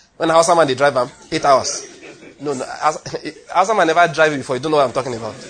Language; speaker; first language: English; non-native, local second language; Yoruba